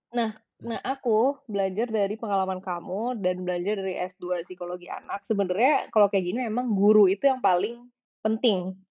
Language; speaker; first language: Indonesian; native; Indonesian